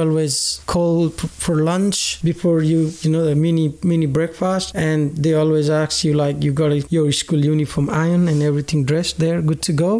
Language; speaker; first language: English; non-native, local second language; Nepali